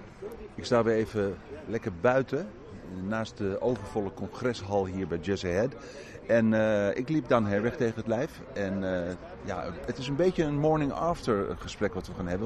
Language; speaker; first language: Dutch; native; Dutch